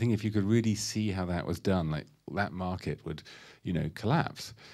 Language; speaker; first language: English; native; English